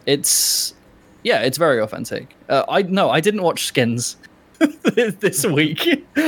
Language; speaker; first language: English; native; English